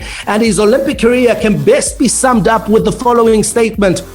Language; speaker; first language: English; native; English